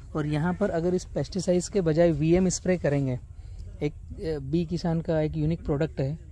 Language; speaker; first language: Hindi; native; Hindi